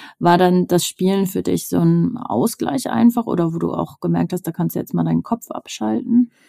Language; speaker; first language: German; native; German